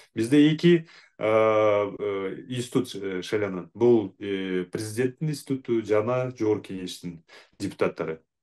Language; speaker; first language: Kyrgyz; native; Kyrgyz